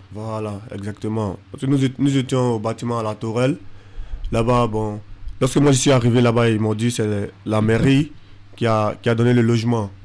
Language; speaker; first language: French; non-native, local second language; Fula